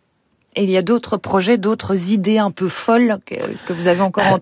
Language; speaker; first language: French; native; French